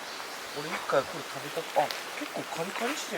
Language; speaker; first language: Japanese; native; Japanese